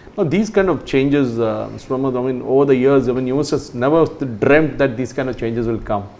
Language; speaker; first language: English; non-native, local second language; Malayalam